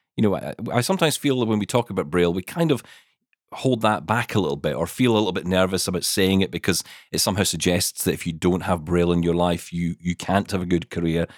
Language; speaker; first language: English; native; English